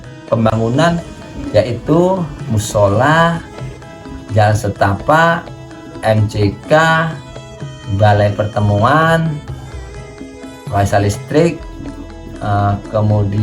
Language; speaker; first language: Indonesian; non-native, local second language; Javanese